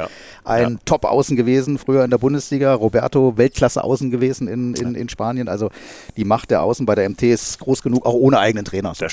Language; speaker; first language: German; native; German